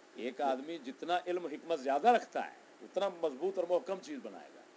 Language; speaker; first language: Urdu; non-native, local second language; Punjabi